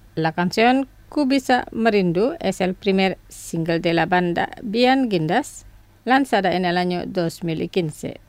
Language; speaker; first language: Spanish; non-native, fluent; Indonesian